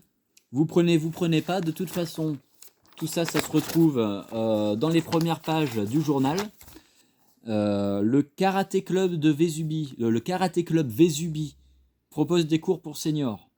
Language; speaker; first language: French; native; French